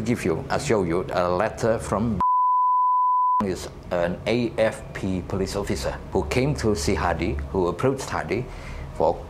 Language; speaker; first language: English; non-native, fluent; Indonesian